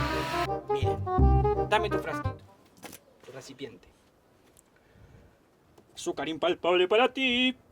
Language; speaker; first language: Spanish; native; Spanish